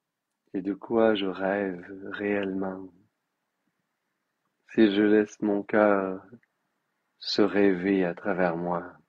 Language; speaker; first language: French; native; French